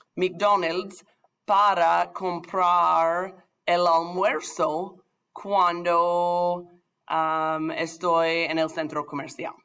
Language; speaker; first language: Spanish; non-native, fluent; English